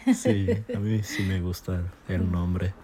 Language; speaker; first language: Spanish; early bilingual, heritage; Spanish